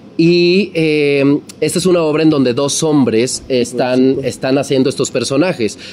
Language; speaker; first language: Spanish; native; Spanish